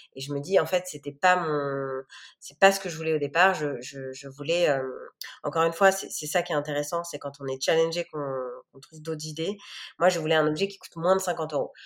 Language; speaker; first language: French; native; French